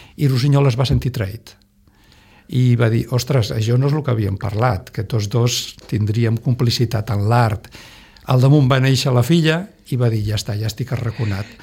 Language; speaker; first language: Catalan; non-native, local second language; Spanish